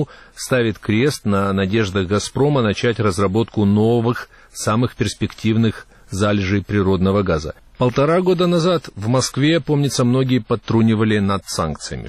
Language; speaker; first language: Russian; native; Russian